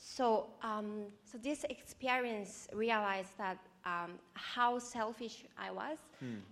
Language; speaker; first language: English; non-native, fluent; Japanese